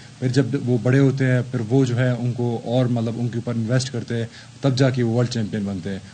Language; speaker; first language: Urdu; non-native, local second language; Baluchi